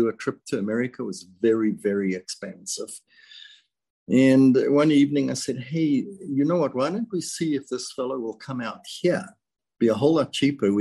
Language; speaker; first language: English; native; English